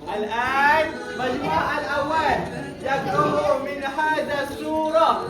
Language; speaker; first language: Arabic; non-native, learner; Malay